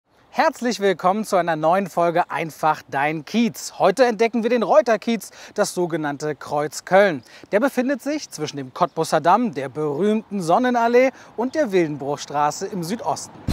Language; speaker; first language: German; native; German